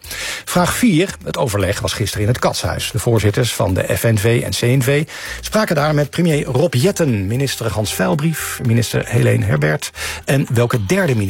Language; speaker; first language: Dutch; native; Dutch